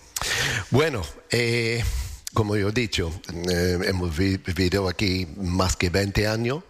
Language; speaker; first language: Spanish; non-native, learner; English